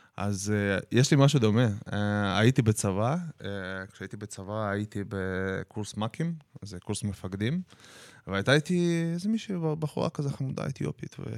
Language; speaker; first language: Hebrew; native; Hebrew